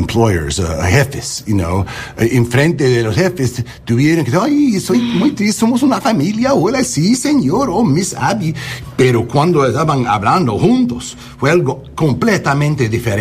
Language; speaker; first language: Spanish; non-native, learner; English